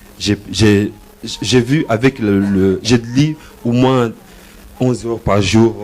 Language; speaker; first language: French; non-native, learner; Portuguese